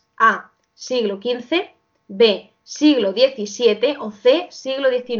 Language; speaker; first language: Spanish; native; Spanish